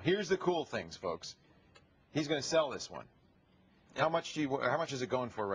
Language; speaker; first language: English; native; English